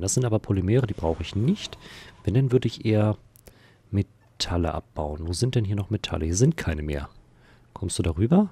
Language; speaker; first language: German; native; German